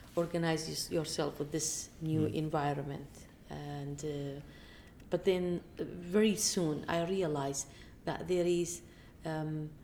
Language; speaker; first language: English; non-native, fluent; Arabic